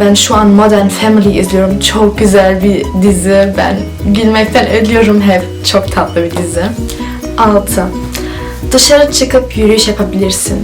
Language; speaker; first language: Turkish; early bilingual, heritage; Turkish